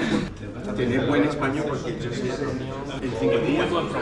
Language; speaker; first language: Spanish; non-native, learner; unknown